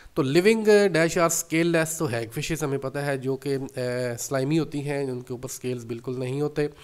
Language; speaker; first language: Urdu; non-native, local second language; Punjabi